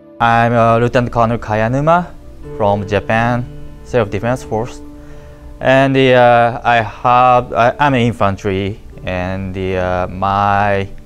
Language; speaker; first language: English; non-native, learner; Japanese